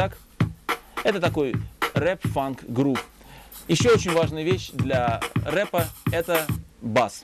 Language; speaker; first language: Russian; native; Russian